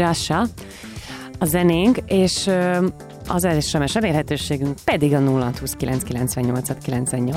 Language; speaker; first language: Hungarian; native; Hungarian